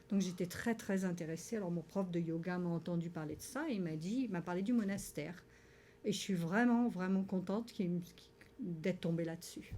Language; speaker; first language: French; native; French